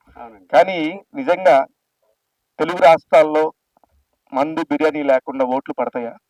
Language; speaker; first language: Telugu; native; Telugu